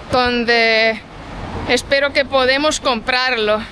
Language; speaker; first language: Spanish; non-native, fluent; Estonian